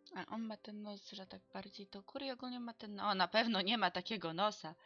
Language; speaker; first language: Polish; native; Polish